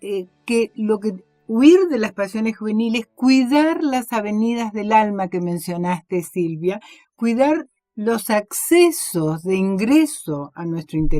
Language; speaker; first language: Spanish; native; Spanish